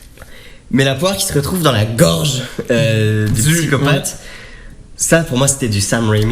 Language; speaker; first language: French; native; French